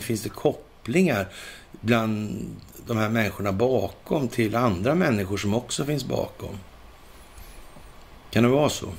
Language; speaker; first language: Swedish; native; Swedish